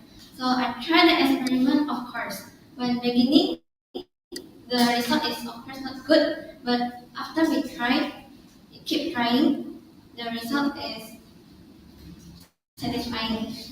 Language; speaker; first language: English; non-native, learner; Indonesian